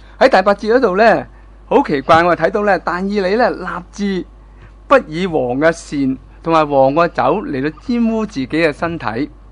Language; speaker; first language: Chinese; non-native, local second language; Cantonese